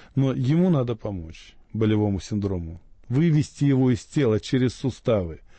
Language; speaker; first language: Russian; native; Russian